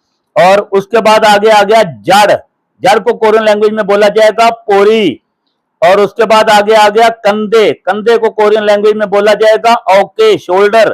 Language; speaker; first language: Hindi; non-native, local second language; Punjabi